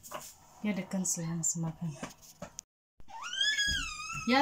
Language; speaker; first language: German; non-native, learner; Filipino